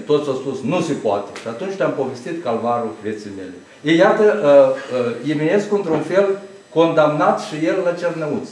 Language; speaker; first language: Romanian; native; Romanian